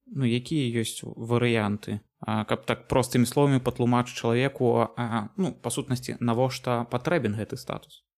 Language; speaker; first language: Belarusian; non-native, local second language; Russian